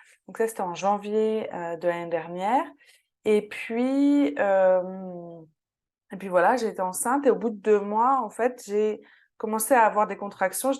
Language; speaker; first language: French; native; French